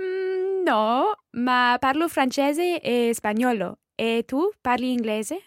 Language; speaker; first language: Italian; non-native, learner; English